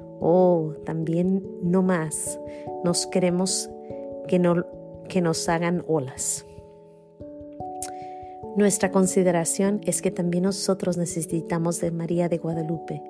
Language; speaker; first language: Spanish; native; Spanish